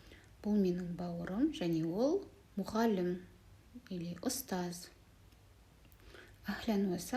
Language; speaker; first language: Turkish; non-native, learner; Kazakh